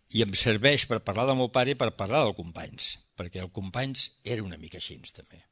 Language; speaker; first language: Catalan; early bilingual, heritage; Catalan